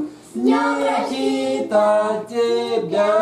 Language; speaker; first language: Russian; native; Russian